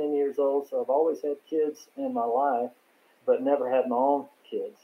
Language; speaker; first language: English; native; English